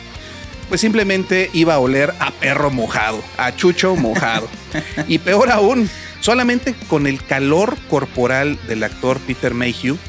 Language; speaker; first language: Spanish; native; Spanish